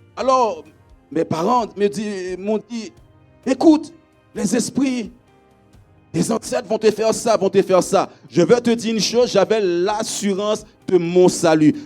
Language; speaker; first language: French; non-native, local second language; Haitian Creole